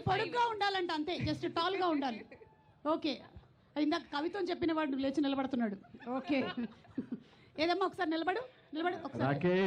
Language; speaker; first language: Telugu; native; Telugu